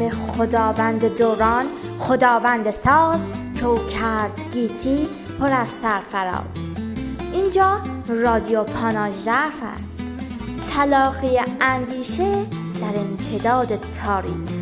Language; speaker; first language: Persian; native; Persian